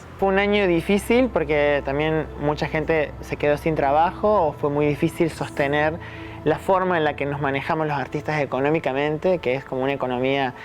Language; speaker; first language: Spanish; native; Spanish